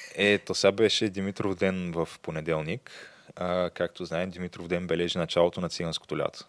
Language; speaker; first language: Bulgarian; native; Bulgarian